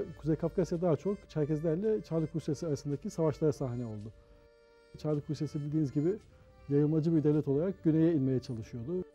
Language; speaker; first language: Turkish; native; Turkish